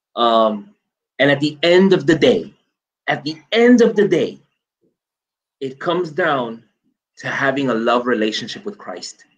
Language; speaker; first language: English; native; English